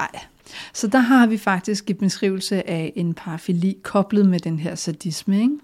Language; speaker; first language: Danish; native; Danish